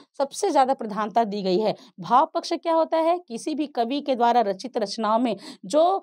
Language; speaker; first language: Hindi; native; Hindi